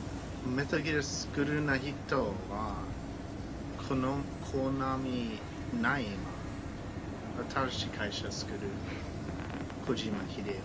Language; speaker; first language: Japanese; non-native, learner; English